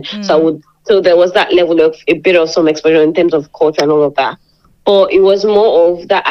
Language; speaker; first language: English; non-native, local second language; Yoruba